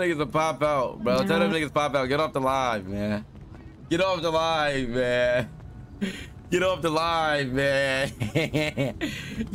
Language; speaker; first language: English; native; English